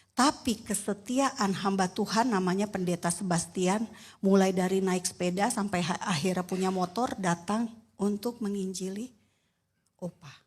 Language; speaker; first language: Indonesian; native; Indonesian